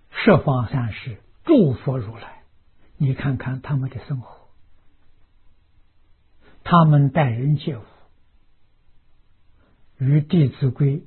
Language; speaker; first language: Chinese; native; Chinese